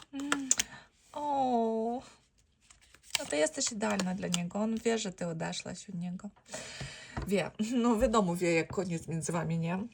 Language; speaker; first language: Polish; non-native, learner; Ukrainian